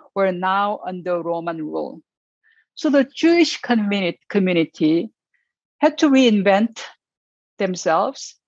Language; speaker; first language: English; non-native, fluent; Korean